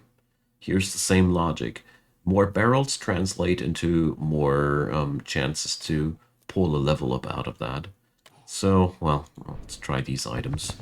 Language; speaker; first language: English; non-native, fluent; German